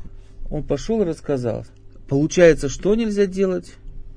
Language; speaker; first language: Russian; native; Russian